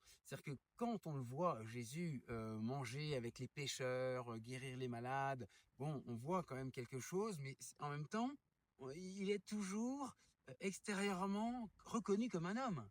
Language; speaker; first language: French; native; French